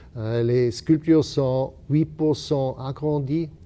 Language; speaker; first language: French; non-native, local second language; German